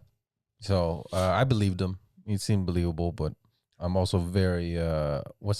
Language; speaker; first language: English; native; English